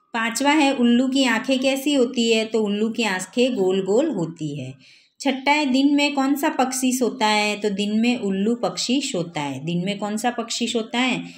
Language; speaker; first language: Hindi; non-native, local second language; Gujarati